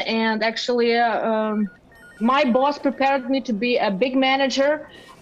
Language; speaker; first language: English; non-native, learner; Russian